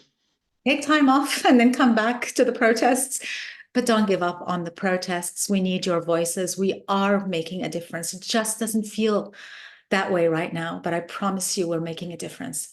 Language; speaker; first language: English; non-native, fluent; Arabic